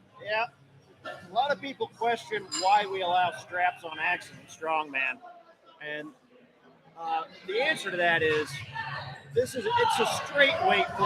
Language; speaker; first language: English; native; English